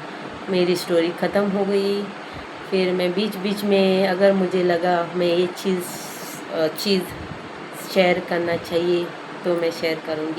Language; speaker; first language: Hindi; non-native, local second language; Konkani